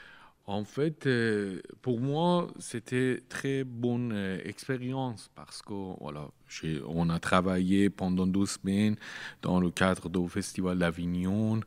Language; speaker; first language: French; non-native, learner; Persian